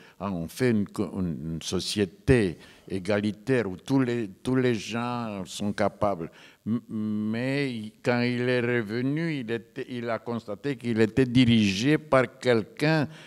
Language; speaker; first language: French; non-native, fluent; Romanian